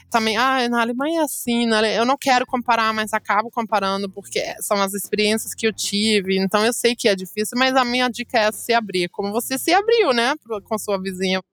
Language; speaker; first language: Portuguese; non-native, fluent; German